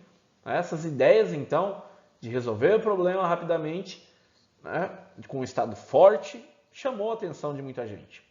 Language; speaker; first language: Portuguese; native; Portuguese